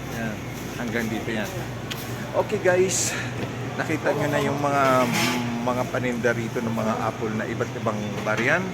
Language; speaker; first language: Filipino; non-native, local second language; Cebuano